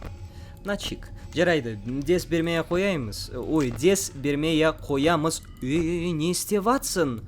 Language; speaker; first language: Kazakh; native; Kazakh